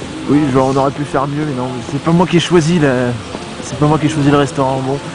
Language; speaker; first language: French; native; French